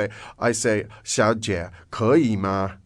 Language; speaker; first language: Chinese; non-native, fluent; English